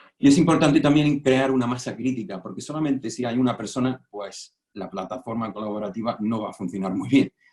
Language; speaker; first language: Spanish; non-native, fluent; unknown